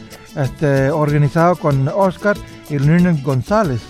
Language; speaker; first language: Spanish; early bilingual, heritage; Spanish